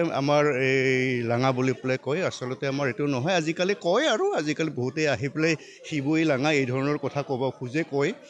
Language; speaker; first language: Assamese; non-native, local second language; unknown